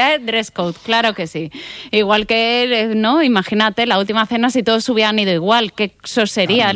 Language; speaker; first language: Spanish; native; Spanish